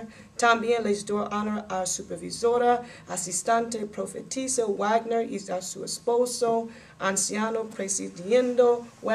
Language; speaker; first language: Spanish; non-native, learner; English